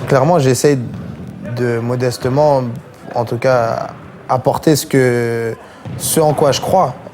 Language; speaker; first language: French; native; French